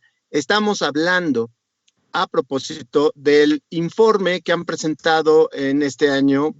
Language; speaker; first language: Spanish; native; Spanish